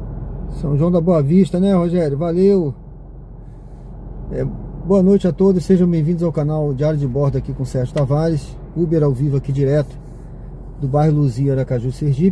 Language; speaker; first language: Portuguese; native; Portuguese